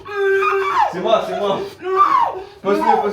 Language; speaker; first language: French; native; French